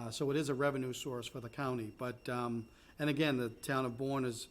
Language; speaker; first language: English; native; English